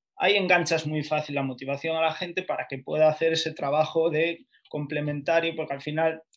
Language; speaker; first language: Spanish; native; Spanish